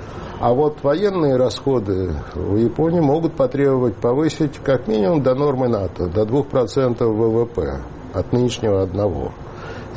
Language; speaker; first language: Russian; native; Russian